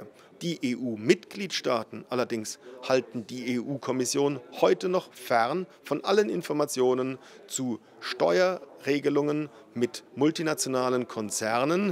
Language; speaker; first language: German; native; German